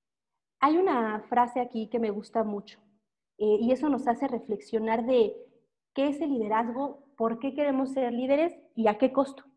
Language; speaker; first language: Spanish; native; Spanish